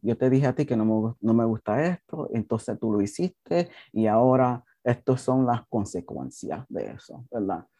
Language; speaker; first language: Spanish; early bilingual, heritage; English